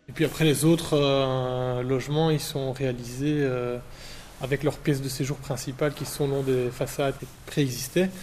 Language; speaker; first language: French; native; French